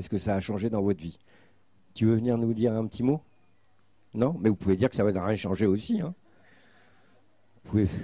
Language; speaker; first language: French; native; French